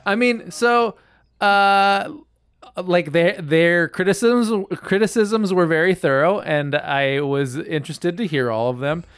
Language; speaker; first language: English; native; English